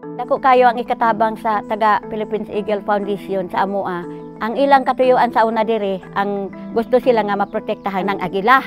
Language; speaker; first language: Cebuano; non-native, local second language; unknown